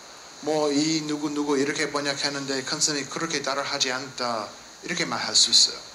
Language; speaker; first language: Korean; non-native, learner; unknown